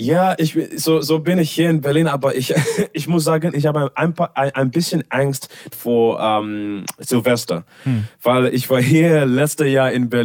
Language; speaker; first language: German; non-native, learner; English